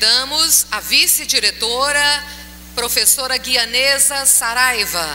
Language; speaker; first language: Portuguese; native; Portuguese